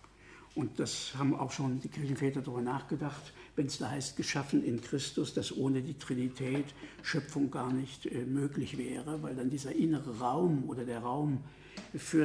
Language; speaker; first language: German; native; German